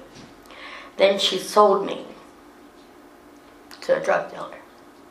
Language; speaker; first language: English; native; English